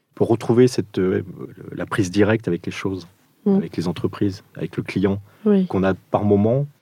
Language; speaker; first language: French; early bilingual, other home language; Portuguese